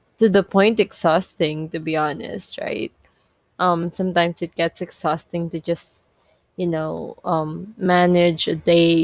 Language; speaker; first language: English; non-native, local second language; Filipino